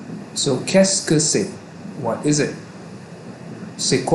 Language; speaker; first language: French; non-native, fluent; Malay